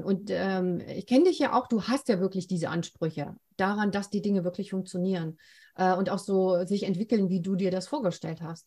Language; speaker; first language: German; native; German